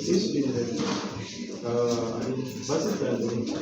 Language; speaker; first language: German; non-native, learner; Kinyarwanda